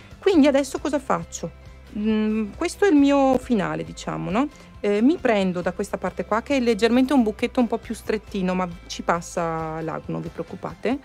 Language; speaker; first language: Italian; native; Italian